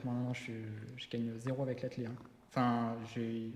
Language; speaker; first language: French; native; French